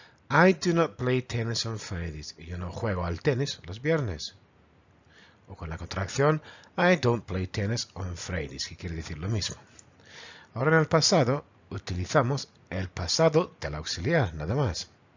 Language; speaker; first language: Spanish; native; Spanish